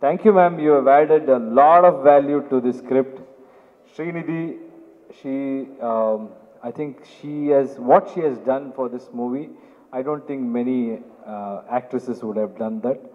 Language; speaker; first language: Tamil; non-native, learner; Kannada